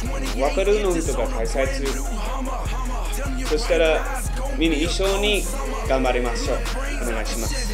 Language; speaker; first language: Japanese; non-native, learner; English